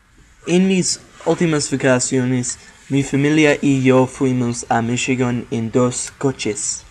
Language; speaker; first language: Spanish; non-native, learner; English